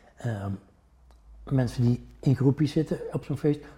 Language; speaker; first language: Dutch; non-native, local second language; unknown